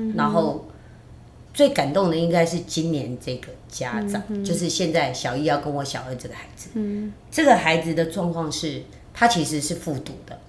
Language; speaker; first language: Chinese; native; Chinese